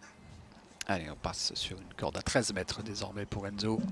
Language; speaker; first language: French; native; French